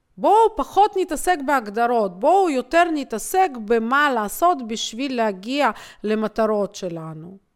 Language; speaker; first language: Hebrew; non-native, fluent; Russian